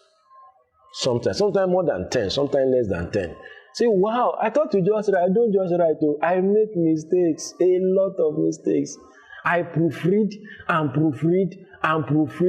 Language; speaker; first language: English; non-native, local second language; Yoruba